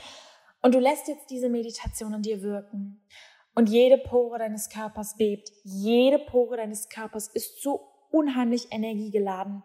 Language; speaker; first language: German; native; German